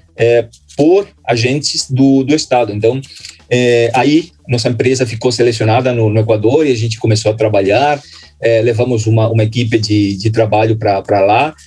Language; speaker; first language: Portuguese; non-native, fluent; Spanish